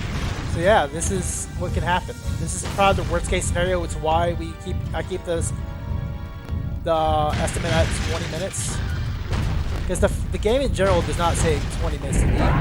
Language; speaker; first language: English; native; English